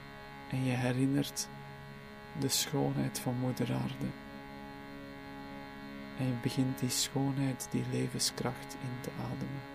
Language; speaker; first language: Dutch; native; Dutch